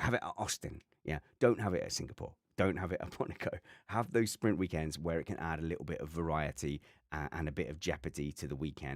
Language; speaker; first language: English; native; English